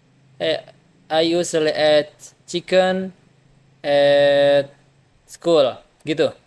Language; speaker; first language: English; non-native, learner; Indonesian